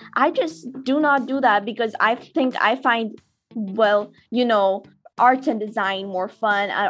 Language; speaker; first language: English; non-native, local second language; Urdu